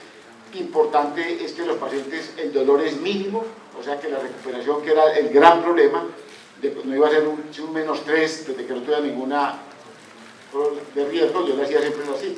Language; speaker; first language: Spanish; native; Spanish